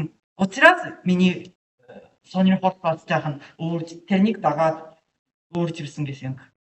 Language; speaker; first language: Mongolian; non-native, learner; Japanese